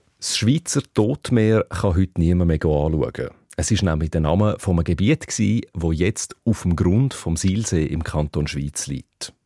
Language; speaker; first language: German; native; German